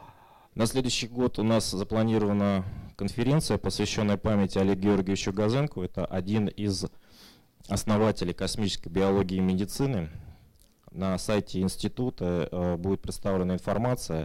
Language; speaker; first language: Russian; native; Russian